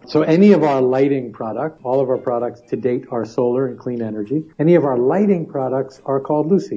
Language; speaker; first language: English; native; English